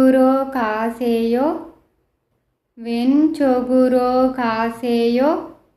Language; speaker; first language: Korean; non-native, fluent; Tamil